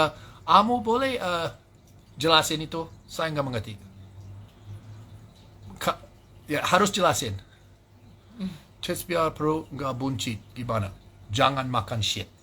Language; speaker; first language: Indonesian; non-native, fluent; English